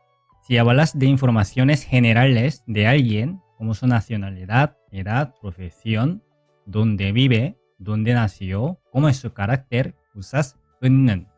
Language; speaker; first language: Spanish; non-native, fluent; Korean